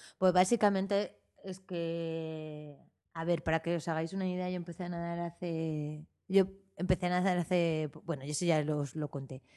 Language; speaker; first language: Spanish; native; Spanish